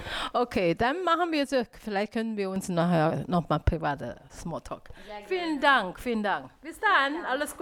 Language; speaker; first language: German; non-native, learner; Chinese